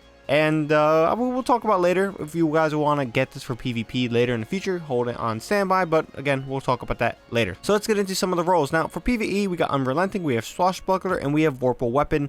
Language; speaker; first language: English; native; English